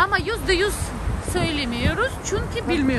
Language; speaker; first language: Turkish; non-native, learner; Russian